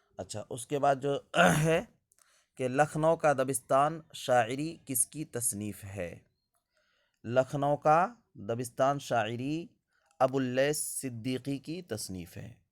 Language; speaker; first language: Urdu; native; Urdu